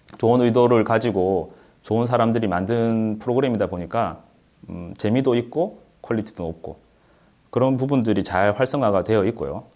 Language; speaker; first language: Korean; native; Korean